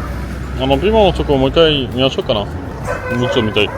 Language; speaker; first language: Japanese; non-native, fluent; French